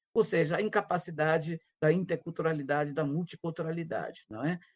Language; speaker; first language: Portuguese; non-native, local second language; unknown